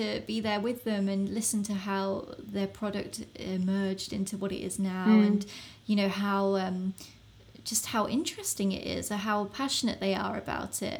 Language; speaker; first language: English; native; English